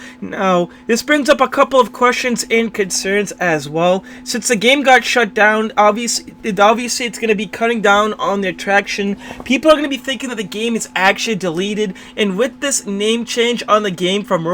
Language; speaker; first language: English; native; English